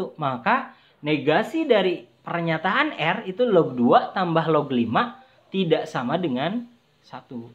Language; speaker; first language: Indonesian; native; Indonesian